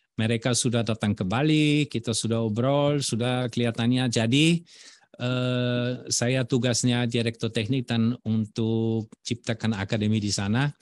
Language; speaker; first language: Indonesian; non-native, fluent; German